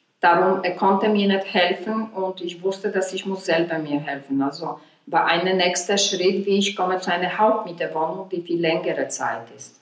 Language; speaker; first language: German; non-native, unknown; Polish